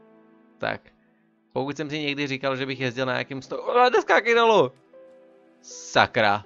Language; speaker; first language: Czech; native; Czech